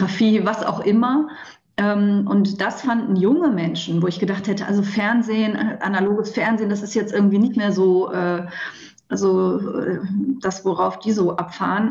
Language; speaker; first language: German; native; German